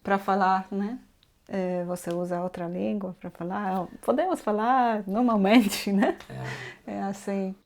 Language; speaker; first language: Portuguese; non-native, learner; Polish